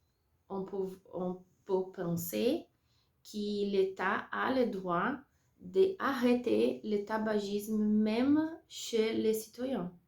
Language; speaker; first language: French; non-native, learner; Portuguese